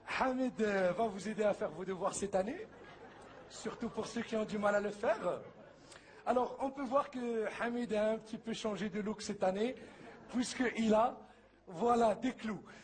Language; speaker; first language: French; early bilingual, other home language; Arabic